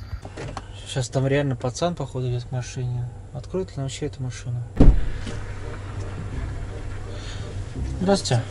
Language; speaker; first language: Russian; native; Russian